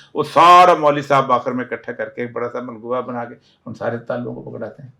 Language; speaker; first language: Urdu; non-native, local second language; Punjabi